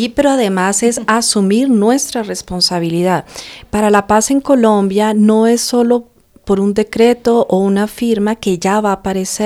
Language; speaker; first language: Spanish; native; Spanish